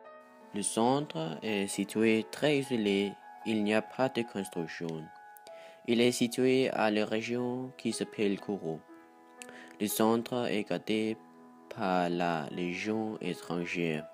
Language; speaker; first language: French; non-native, learner; Danish